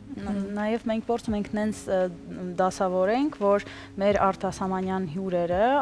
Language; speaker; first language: Armenian; early bilingual, heritage; Armenian